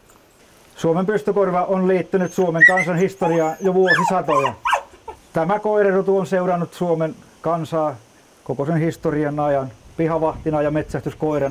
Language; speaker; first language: Finnish; native; Finnish